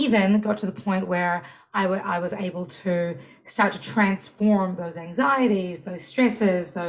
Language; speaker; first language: English; native; English